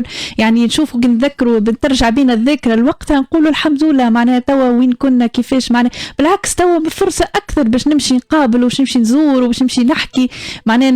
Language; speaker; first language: Arabic; native; Arabic